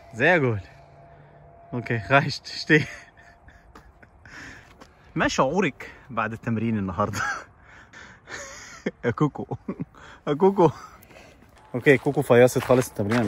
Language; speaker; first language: German; non-native, learner; Arabic